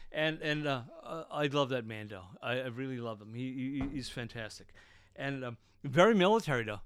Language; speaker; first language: English; native; English